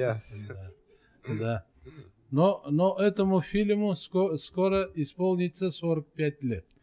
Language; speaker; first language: Russian; non-native, local second language; Uzbek